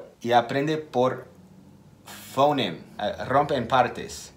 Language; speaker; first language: Spanish; non-native, fluent; English